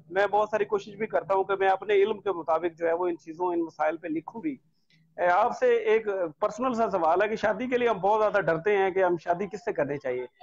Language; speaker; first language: Urdu; non-native, local second language; Punjabi